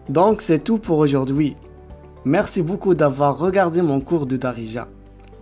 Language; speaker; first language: French; non-native, local second language; Arabic